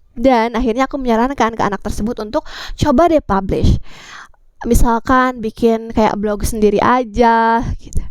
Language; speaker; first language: Indonesian; native; Indonesian